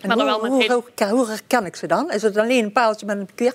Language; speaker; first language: Dutch; native; Dutch